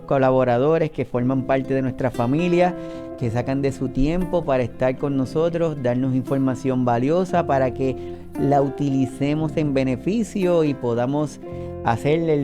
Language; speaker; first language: Spanish; native; Spanish